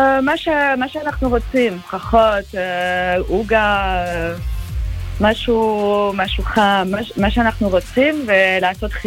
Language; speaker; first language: Hebrew; non-native, fluent; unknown